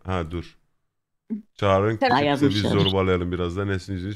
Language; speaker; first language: Turkish; native; Turkish